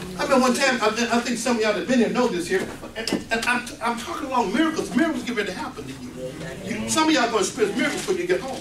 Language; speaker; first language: English; native; English